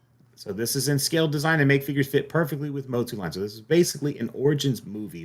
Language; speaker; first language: English; native; English